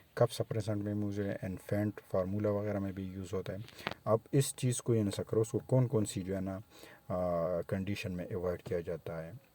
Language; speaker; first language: Urdu; non-native, local second language; Pashto